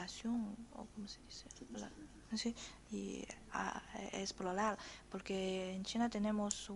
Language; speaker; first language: Spanish; non-native, fluent; Chinese